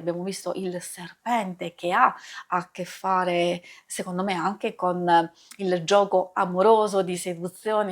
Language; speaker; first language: Italian; native; Italian